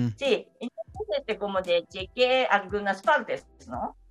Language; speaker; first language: Spanish; non-native, learner; Japanese